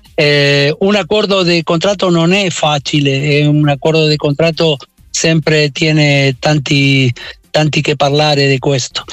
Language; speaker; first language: Italian; non-native, learner; Spanish